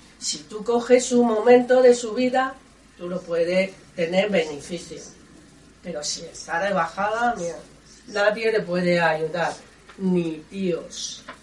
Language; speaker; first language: Spanish; non-native, learner; Chinese